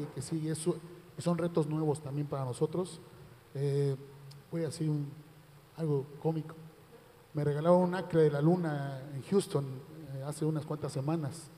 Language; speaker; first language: Spanish; native; Spanish